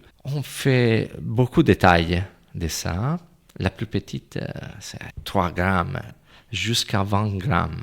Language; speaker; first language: French; non-native, fluent; Italian